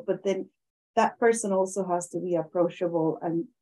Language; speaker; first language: English; non-native, fluent; Spanish